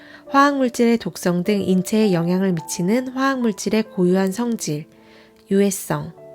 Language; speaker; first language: Korean; native; Korean